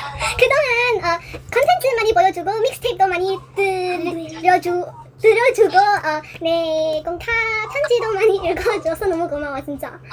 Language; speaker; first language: Korean; non-native, learner; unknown